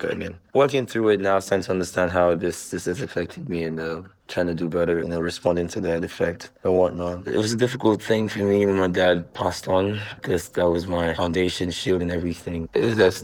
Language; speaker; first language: English; non-native, local second language; Igbo